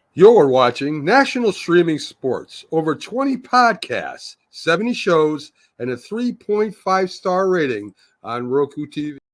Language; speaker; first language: English; native; English